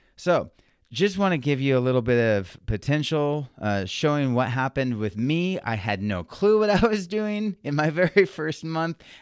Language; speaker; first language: English; native; English